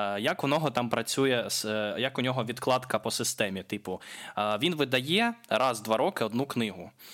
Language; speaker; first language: Ukrainian; non-native, local second language; Russian